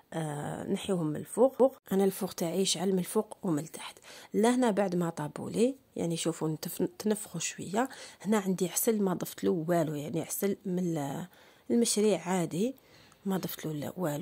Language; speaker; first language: Arabic; native; Arabic